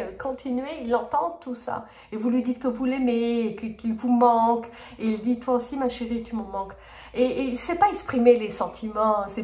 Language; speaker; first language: French; native; French